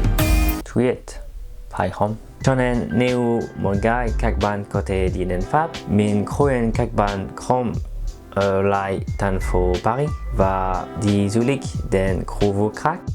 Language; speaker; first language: Vietnamese; non-native, learner; French